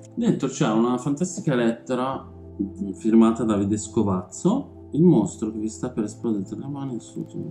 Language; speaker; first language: Italian; early bilingual, other home language; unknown